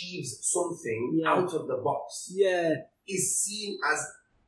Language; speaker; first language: English; early bilingual, other home language; Cantonese